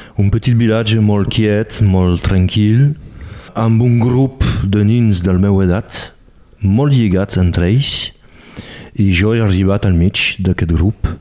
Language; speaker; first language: Catalan; non-native, local second language; French